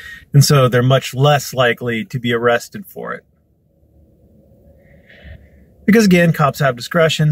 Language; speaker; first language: English; native; English